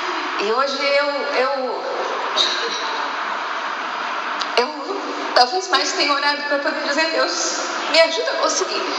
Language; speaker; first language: Portuguese; native; Portuguese